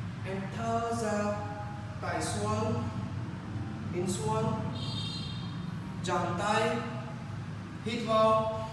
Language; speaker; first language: Vietnamese; non-native, learner; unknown